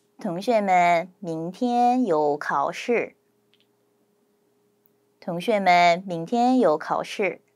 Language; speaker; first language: Chinese; non-native, fluent; Korean